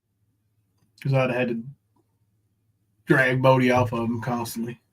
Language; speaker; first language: English; native; English